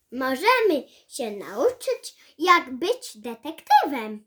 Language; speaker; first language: Polish; early bilingual, heritage; Polish